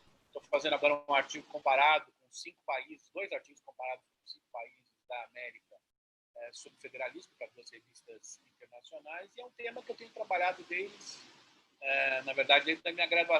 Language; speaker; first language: Portuguese; native; Portuguese